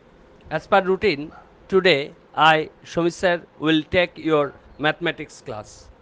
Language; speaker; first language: English; non-native, local second language; Bangla